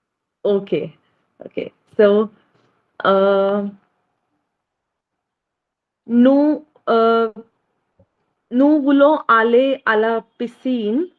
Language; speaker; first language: French; non-native, learner; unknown